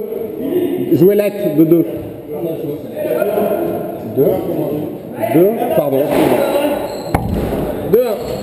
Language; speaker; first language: French; native; French